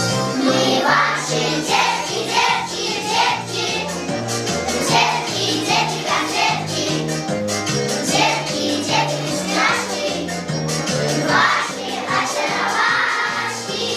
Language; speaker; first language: Russian; non-native, learner; Uzbek